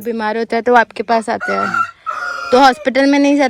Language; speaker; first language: Hindi; native; Hindi